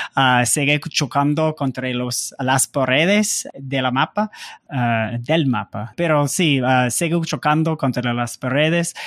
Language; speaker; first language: Spanish; non-native, learner; English